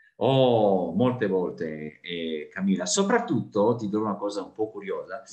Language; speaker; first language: Italian; native; Italian